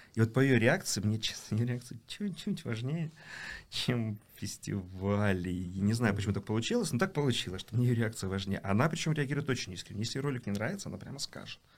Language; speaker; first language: Russian; native; Russian